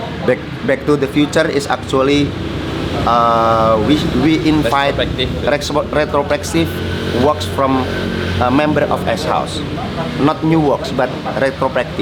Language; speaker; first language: English; non-native, learner; Indonesian